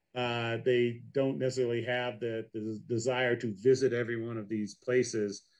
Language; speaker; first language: English; native; English